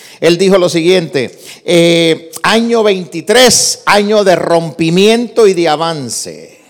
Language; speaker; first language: Spanish; early bilingual, heritage; Spanish